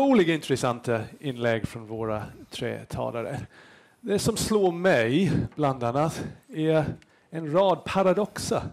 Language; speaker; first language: Swedish; non-native, fluent; English